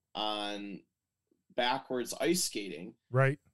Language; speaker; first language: English; native; English